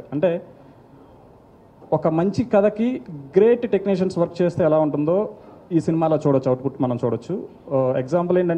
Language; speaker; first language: Telugu; native; Telugu